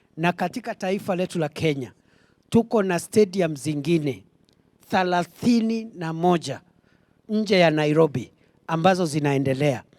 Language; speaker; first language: Swahili; non-native, local second language; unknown